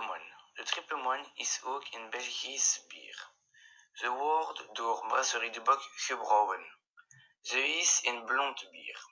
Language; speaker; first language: Dutch; non-native, learner; French